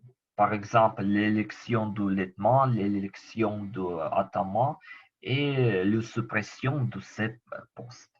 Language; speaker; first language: French; non-native, learner; Ukrainian